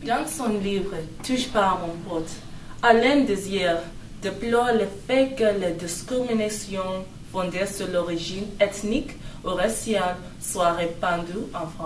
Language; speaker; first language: French; non-native, learner; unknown